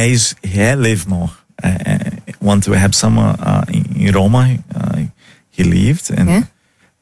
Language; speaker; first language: Dutch; non-native, fluent; Portuguese